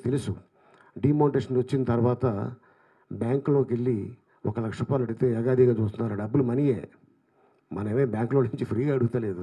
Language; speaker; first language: Telugu; native; Telugu